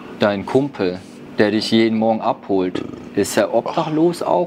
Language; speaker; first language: German; native; German